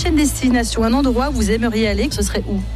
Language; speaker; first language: French; native; French